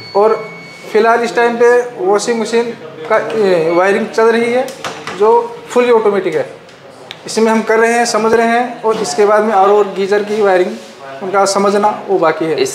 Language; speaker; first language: Hindi; native; Hindi